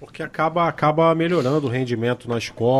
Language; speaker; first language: Portuguese; native; Portuguese